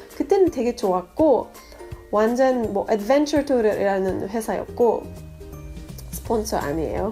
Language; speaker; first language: Korean; non-native, fluent; French